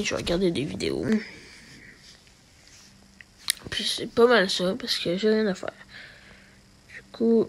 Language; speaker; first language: French; native; French